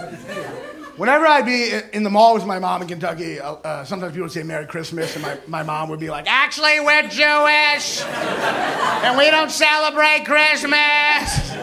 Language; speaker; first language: English; native; English